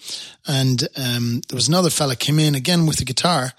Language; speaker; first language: English; native; English